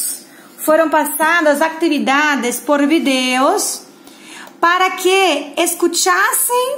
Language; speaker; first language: Spanish; non-native, fluent; Portuguese